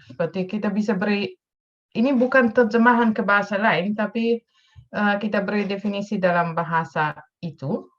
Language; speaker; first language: Indonesian; non-native, fluent; Dutch